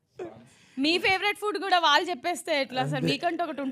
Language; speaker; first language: Telugu; native; Telugu